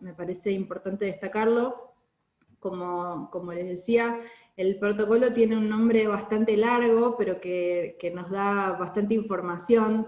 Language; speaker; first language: Spanish; native; Spanish